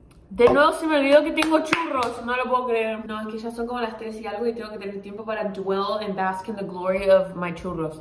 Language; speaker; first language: Spanish; native; Spanish